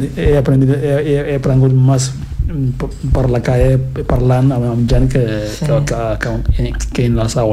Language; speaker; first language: Catalan; non-native, fluent; Fula